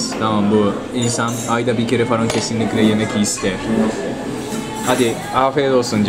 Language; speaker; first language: Turkish; non-native, fluent; Japanese